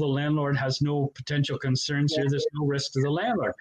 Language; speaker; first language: English; native; English